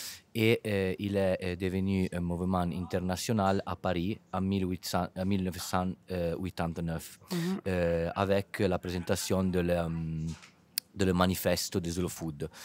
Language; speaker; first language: French; non-native, fluent; Italian